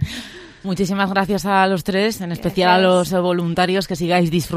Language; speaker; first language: Spanish; native; Spanish